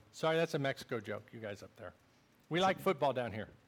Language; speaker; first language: English; native; English